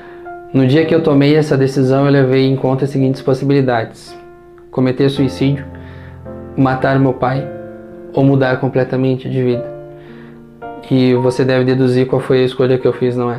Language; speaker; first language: Portuguese; native; Portuguese